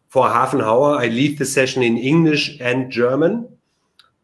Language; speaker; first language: English; non-native, learner; German